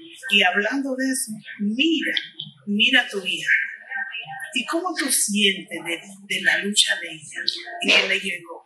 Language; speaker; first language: Spanish; early bilingual, heritage; Spanish